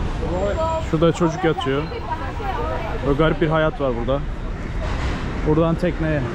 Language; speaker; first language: Turkish; native; Turkish